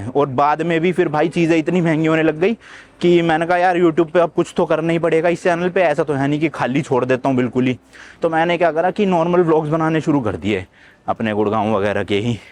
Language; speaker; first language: Hindi; native; Hindi